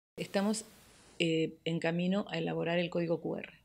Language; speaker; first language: Spanish; native; Spanish